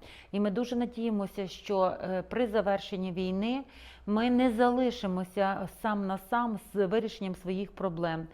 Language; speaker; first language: Ukrainian; native; Ukrainian